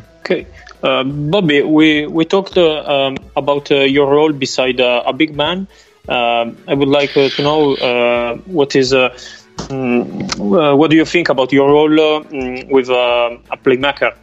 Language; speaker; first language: English; non-native, learner; Italian